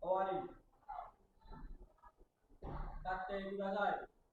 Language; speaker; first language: Japanese; non-native, learner; Indonesian